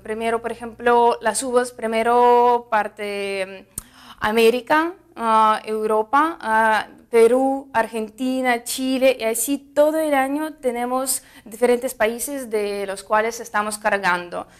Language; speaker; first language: Spanish; non-native, fluent; Russian